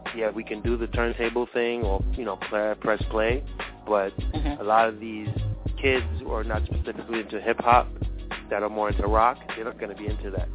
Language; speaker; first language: English; early bilingual, other home language; French